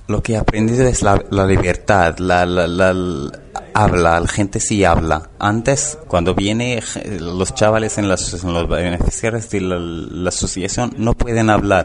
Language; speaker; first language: Spanish; non-native, learner; Arabic